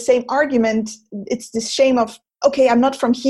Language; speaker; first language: English; non-native, fluent; German